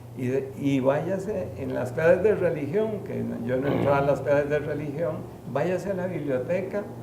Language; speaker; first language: Spanish; early bilingual, other home language; Yiddish